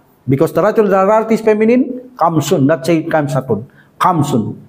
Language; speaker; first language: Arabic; non-native, fluent; Filipino